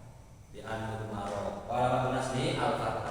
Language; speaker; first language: Arabic; non-native, fluent; Indonesian